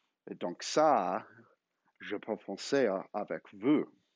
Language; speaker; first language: French; non-native, learner; English